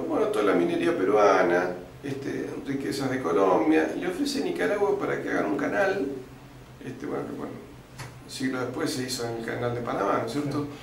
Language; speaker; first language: Spanish; native; Spanish